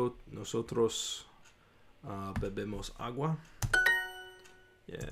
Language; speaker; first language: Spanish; non-native, learner; English